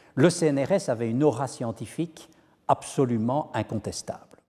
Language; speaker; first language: French; native; French